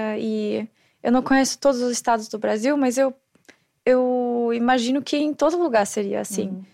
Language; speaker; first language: Portuguese; non-native, fluent; German